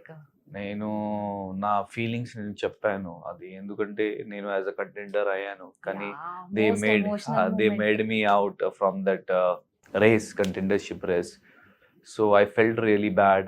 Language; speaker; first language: Telugu; non-native, learner; Hindi